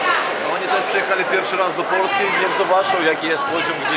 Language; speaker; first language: Polish; non-native, learner; Russian